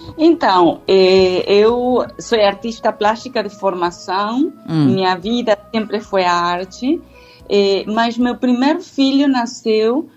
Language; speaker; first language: Portuguese; non-native, fluent; Spanish